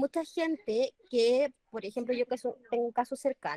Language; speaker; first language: Spanish; native; Spanish